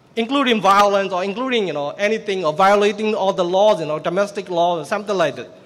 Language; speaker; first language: English; non-native, fluent; Burmese